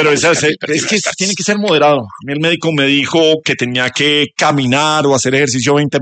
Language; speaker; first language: Spanish; native; Spanish